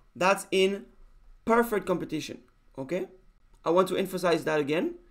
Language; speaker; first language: English; non-native, fluent; Spanish